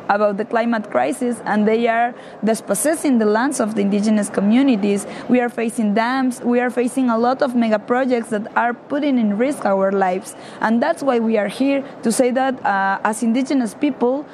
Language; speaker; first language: English; non-native, learner; Spanish